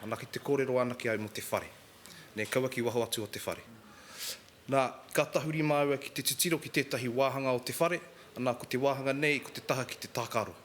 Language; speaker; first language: Māori; non-native, local second language; English